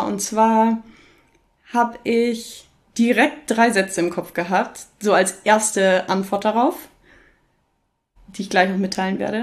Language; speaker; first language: German; native; German